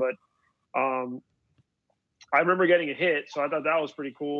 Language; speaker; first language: English; native; English